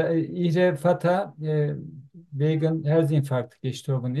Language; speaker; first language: German; non-native, learner; Turkish